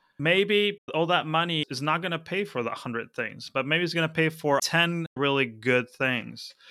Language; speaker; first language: English; non-native, fluent; Spanish